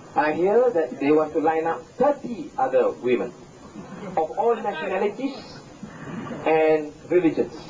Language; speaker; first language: English; non-native, local second language; Malay